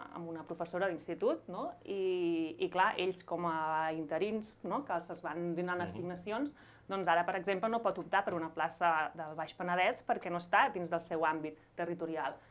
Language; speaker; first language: Catalan; native; Catalan